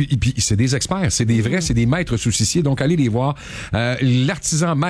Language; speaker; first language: French; native; French